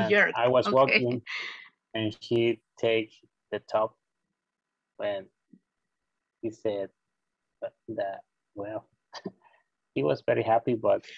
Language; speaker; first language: English; non-native, learner; Spanish